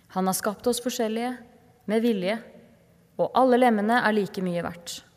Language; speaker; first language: Norwegian; native; Norwegian